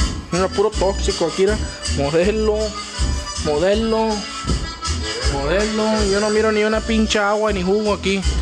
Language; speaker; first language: Spanish; early bilingual, heritage; Spanish